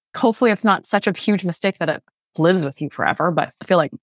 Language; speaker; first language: English; non-native, fluent; Chinese